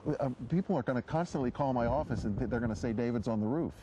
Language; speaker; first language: English; native; English